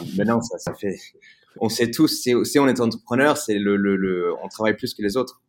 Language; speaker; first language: French; early bilingual, heritage; French